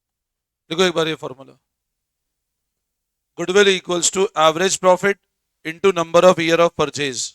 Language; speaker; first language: Hindi; native; Hindi